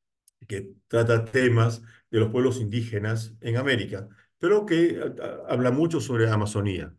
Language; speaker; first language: Spanish; native; Spanish